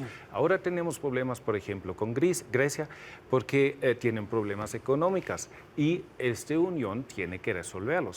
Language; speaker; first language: Spanish; non-native, fluent; German